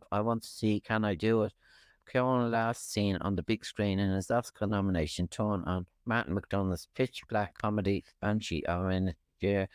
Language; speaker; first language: English; native; English